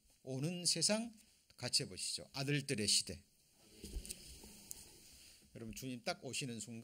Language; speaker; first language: Korean; native; Korean